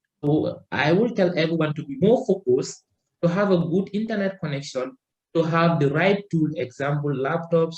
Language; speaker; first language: English; non-native, learner; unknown